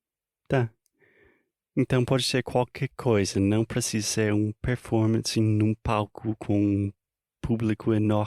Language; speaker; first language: Portuguese; non-native, fluent; English